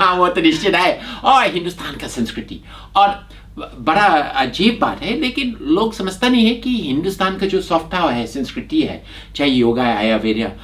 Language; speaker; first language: Hindi; non-native, fluent; English